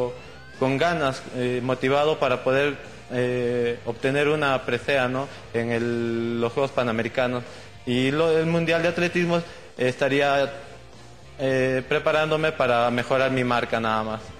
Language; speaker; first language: Spanish; native; Spanish